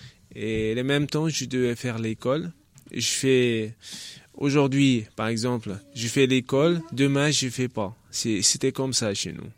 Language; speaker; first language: French; non-native, learner; Chechen